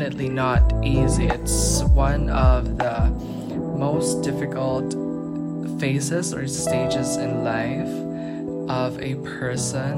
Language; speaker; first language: English; non-native, local second language; Filipino